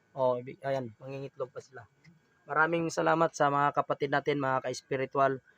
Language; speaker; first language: Filipino; non-native, local second language; Cebuano